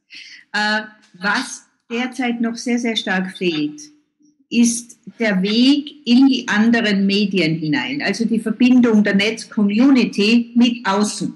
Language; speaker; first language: German; native; German